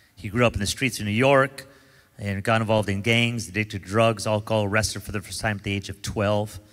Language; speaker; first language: English; native; English